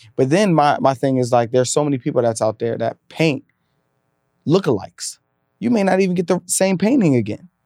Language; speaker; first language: English; native; English